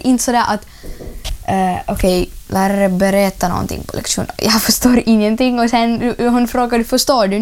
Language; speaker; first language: Swedish; early bilingual, other home language; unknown